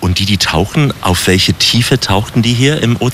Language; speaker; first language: German; native; German